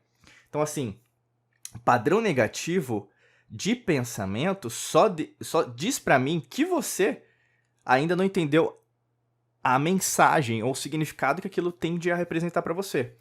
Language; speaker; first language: Portuguese; native; Portuguese